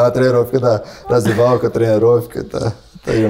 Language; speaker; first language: Russian; non-native, learner; Portuguese